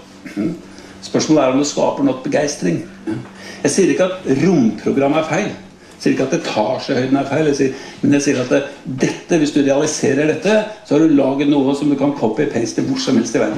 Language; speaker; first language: Norwegian; native; Norwegian